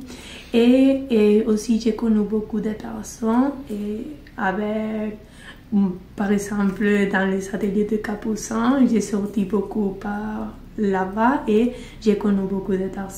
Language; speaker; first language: French; non-native, learner; Spanish